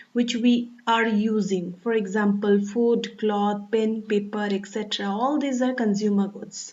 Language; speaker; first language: English; non-native, local second language; Assamese